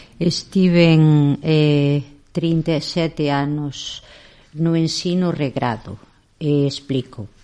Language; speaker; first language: Galician; native; Galician